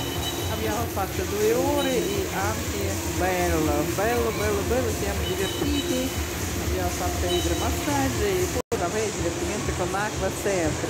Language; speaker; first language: Italian; non-native, learner; Russian